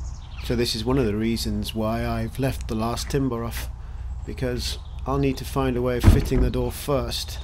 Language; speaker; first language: English; native; English